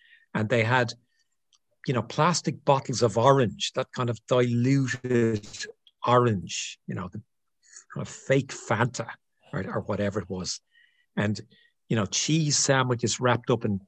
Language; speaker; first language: English; native; English